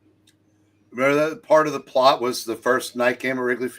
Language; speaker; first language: English; native; English